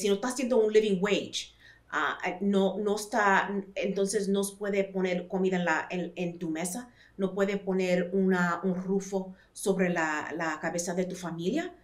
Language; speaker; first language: Spanish; early bilingual, heritage; Spanish